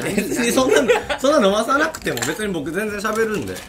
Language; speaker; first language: Japanese; native; Japanese